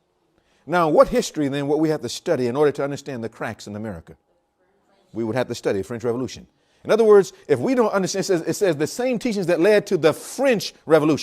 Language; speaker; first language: English; native; English